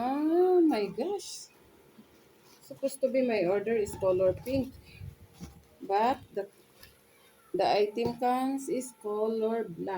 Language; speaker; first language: English; non-native, local second language; Filipino